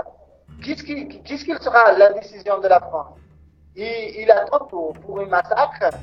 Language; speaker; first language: French; non-native, local second language; Persian